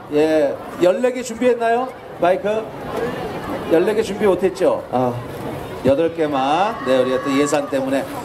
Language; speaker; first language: Korean; native; Korean